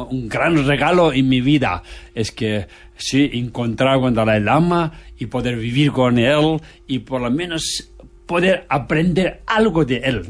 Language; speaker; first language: Spanish; non-native, fluent; Tibetan